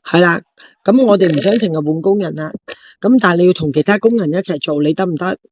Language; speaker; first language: Cantonese; native; Cantonese